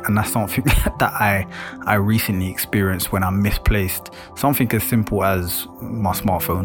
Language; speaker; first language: English; native; English